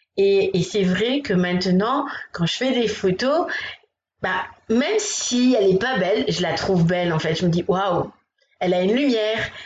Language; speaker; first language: French; native; French